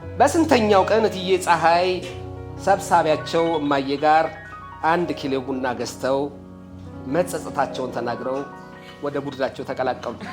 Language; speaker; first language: Amharic; native; Amharic